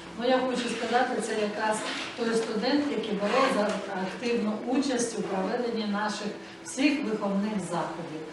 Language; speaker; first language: Ukrainian; native; Ukrainian